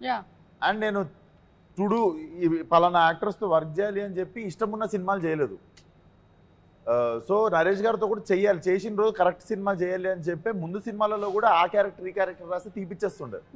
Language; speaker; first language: Telugu; native; Telugu